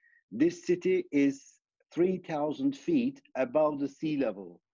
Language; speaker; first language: English; non-native, fluent; Turkish